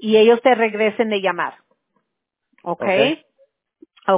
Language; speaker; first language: Spanish; early bilingual, heritage; English